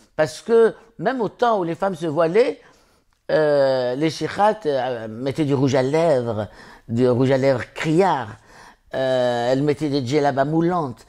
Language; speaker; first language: French; non-native, local second language; Arabic